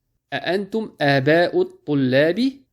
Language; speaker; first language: Arabic; non-native, fluent; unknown